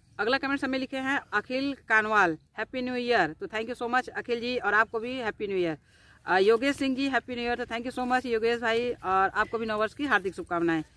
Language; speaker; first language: Hindi; native; Hindi